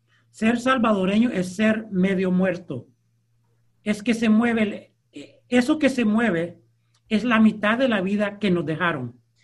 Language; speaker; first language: Spanish; early bilingual, heritage; Spanish